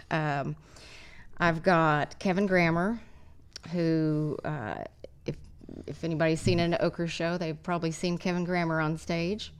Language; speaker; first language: English; native; English